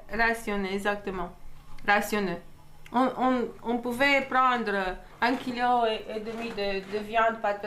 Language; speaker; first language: French; non-native, fluent; Romanian